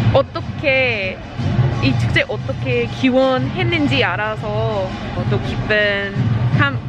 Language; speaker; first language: Korean; non-native, learner; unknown